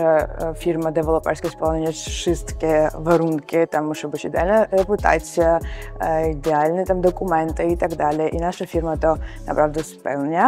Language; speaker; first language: Polish; non-native, fluent; Georgian